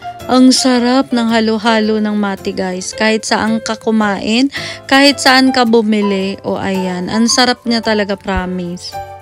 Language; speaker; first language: Filipino; native; Filipino